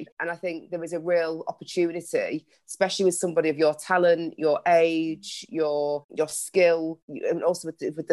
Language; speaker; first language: English; native; English